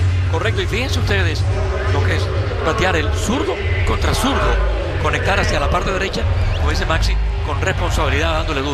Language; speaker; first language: Spanish; native; Spanish